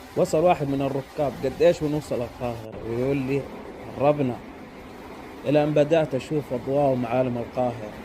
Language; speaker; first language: Egyptian Arabic; non-native, learner; Arabic